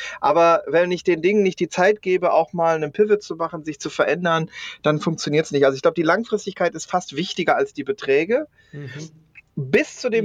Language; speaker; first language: German; native; German